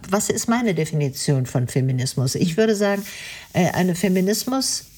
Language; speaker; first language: German; native; German